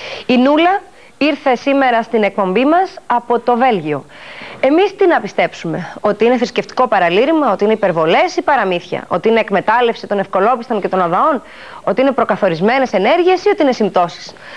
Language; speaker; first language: Greek; native; Greek